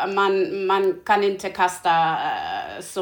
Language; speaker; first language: Swedish; non-native, learner; German